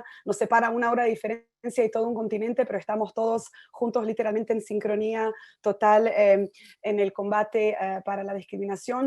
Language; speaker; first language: Spanish; native; Spanish